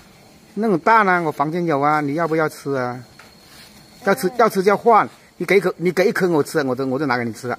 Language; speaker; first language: Chinese; native; Chinese